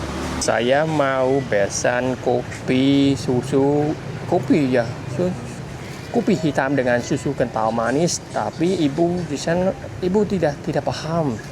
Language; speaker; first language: Indonesian; non-native, fluent; Vietnamese